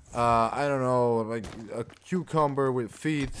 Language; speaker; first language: English; non-native, fluent; Dutch